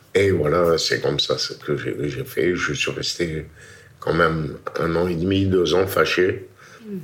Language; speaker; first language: French; native; French